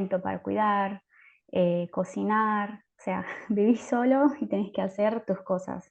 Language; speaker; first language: Spanish; native; Spanish